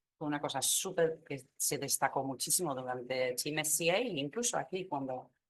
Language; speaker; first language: Spanish; non-native, fluent; English